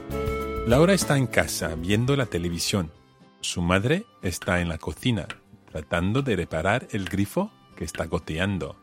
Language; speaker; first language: Spanish; non-native, fluent; English